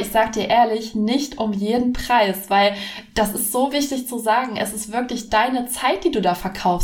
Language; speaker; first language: German; native; German